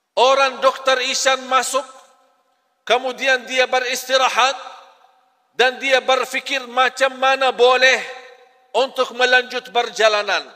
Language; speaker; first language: Malay; non-native, fluent; Arabic